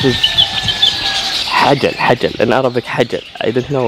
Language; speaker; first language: English; non-native, learner; Arabic